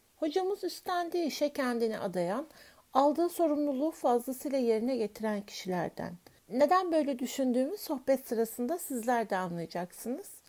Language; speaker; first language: Turkish; native; Turkish